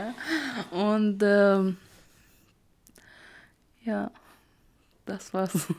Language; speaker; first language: German; non-native, learner; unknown